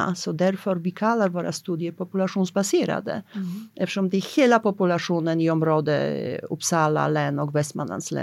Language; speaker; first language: Swedish; non-native, fluent; Polish